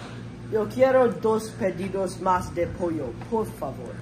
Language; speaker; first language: Spanish; non-native, learner; English